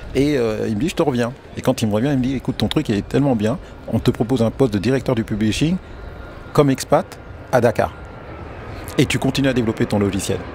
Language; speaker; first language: French; early bilingual, other home language; Wolof